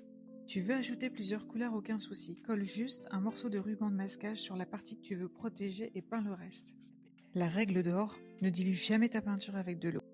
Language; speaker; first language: French; native; French